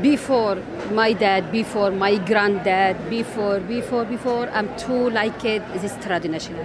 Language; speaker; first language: English; non-native, learner; Arabic